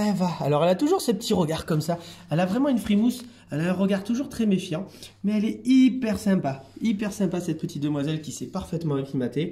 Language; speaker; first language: French; native; French